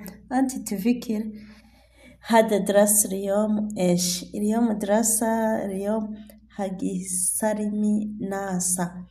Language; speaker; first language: Arabic; non-native, learner; Rundi